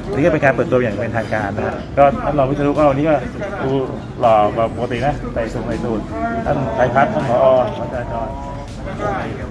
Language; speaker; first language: Thai; native; Thai